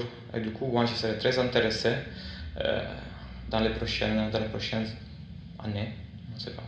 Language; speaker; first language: French; non-native, fluent; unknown